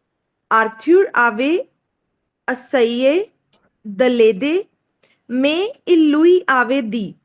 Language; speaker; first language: French; non-native, learner; Hindi